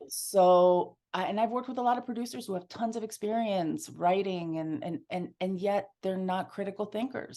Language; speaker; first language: English; early bilingual, other home language; Spanish